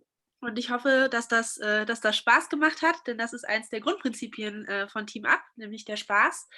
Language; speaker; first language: German; native; German